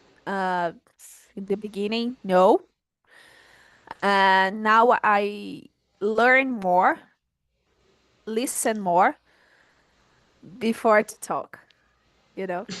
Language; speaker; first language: English; non-native, learner; Portuguese